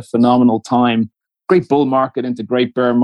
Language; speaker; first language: English; native; English